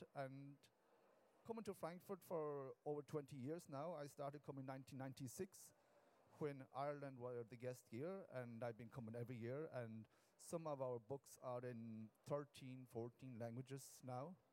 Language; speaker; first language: English; non-native, local second language; Irish